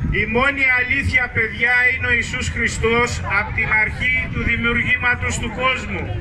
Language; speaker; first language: Greek; non-native, fluent; Armenian